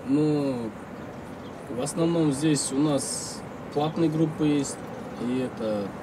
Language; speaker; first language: Russian; non-native, local second language; Kazakh